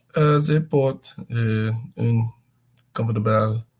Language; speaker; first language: French; non-native, learner; English